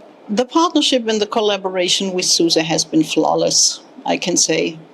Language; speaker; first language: English; non-native, fluent; German